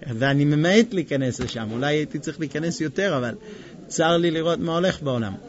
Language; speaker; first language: Hebrew; non-native, fluent; English